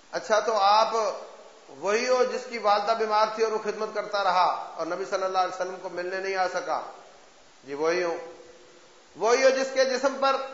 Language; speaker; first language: Urdu; native; Urdu